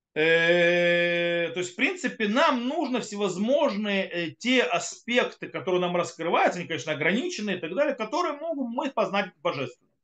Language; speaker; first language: Russian; early bilingual, heritage; Russian